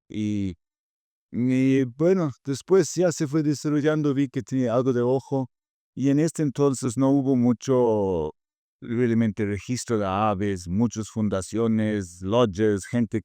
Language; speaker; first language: Spanish; non-native, fluent; English